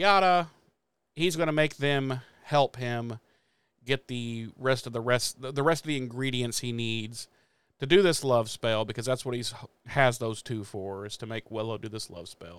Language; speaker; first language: English; native; English